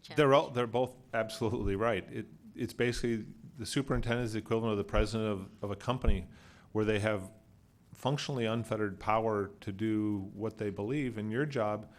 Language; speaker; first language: English; native; English